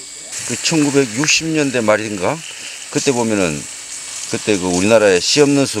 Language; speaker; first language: Korean; native; Korean